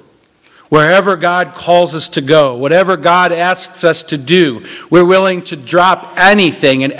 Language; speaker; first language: English; native; English